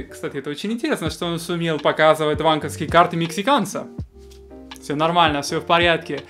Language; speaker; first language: Russian; non-native, fluent; Spanish